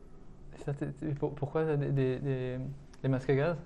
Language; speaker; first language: French; native; French